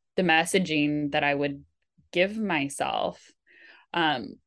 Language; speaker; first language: English; native; English